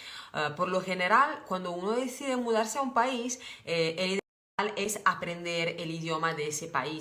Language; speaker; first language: Spanish; non-native, fluent; Italian